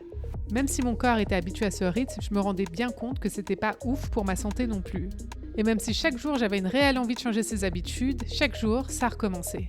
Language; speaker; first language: French; native; French